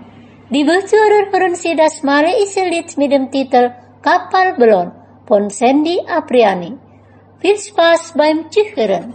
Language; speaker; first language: German; non-native, fluent; Indonesian